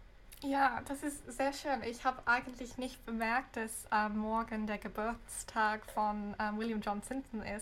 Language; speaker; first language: German; non-native, fluent; English